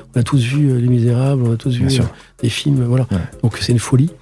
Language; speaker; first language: French; native; French